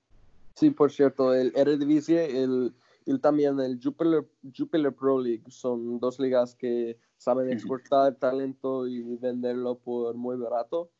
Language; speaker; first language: Spanish; non-native, fluent; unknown